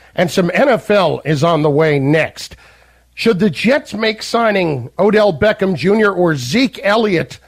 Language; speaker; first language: English; native; English